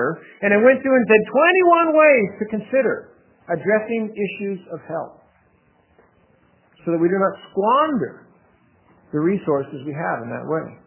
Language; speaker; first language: English; native; English